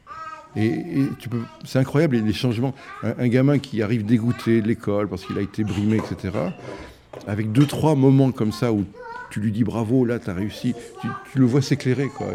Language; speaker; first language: French; native; French